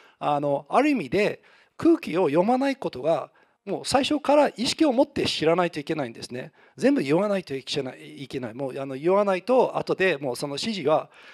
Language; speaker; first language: Japanese; non-native, fluent; English